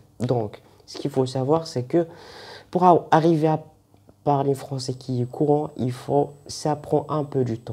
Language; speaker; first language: French; non-native, fluent; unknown